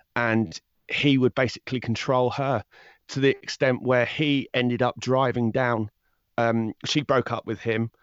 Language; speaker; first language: English; native; English